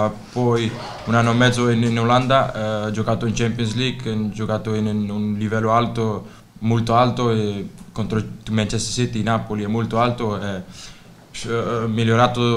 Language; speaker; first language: Italian; non-native, learner; Dutch